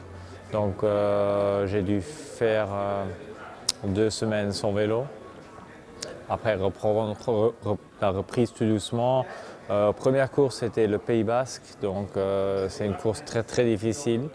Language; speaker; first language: French; non-native, local second language; Luxembourgish